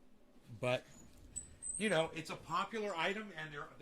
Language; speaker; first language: English; native; English